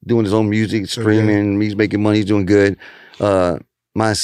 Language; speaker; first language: English; early bilingual, other home language; Spanish